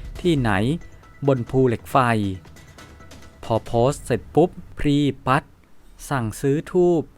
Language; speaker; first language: Thai; native; Thai